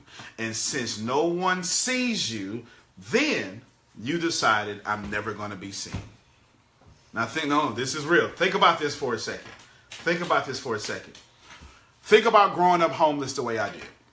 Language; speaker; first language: English; native; English